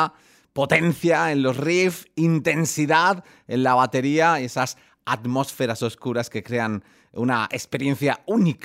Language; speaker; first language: Spanish; native; Spanish